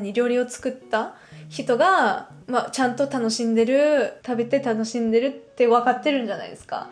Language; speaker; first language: Japanese; non-native, fluent; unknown